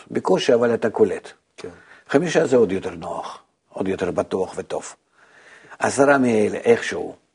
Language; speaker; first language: Hebrew; native; Hebrew